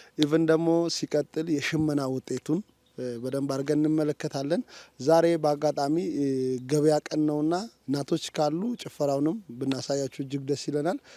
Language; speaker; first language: Amharic; non-native, local second language; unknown